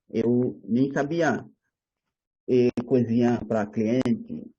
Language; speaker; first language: Portuguese; non-native, learner; Haitian Creole